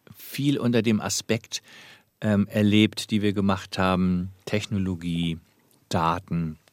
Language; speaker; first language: German; native; German